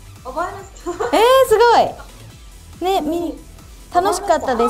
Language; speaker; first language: Japanese; native; Japanese